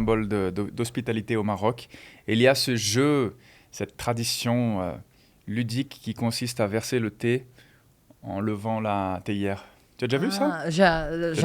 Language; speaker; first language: French; non-native, fluent; Portuguese